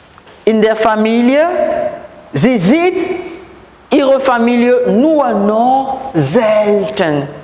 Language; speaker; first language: German; non-native, fluent; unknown